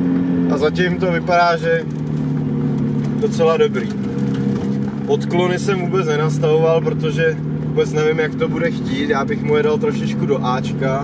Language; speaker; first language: Czech; native; Czech